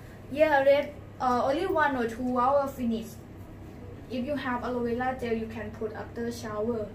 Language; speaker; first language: English; non-native, learner; Thai